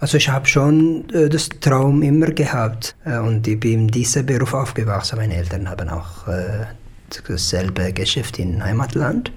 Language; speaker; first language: German; non-native, learner; Tigrinya